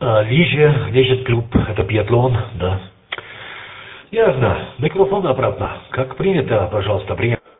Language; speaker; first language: Russian; non-native, learner; German